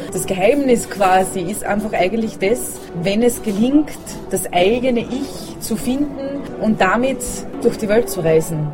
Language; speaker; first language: German; native; German